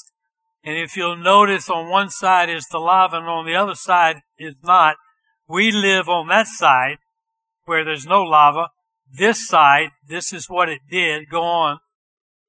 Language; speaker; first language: English; native; English